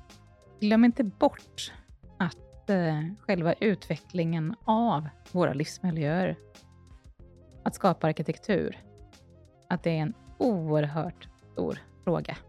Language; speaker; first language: Swedish; native; Swedish